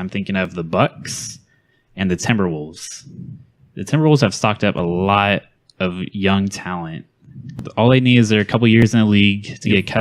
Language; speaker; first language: English; native; English